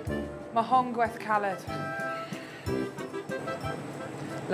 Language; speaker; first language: Welsh; non-native, learner; English